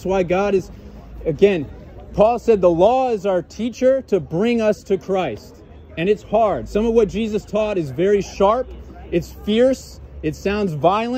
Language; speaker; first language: English; native; English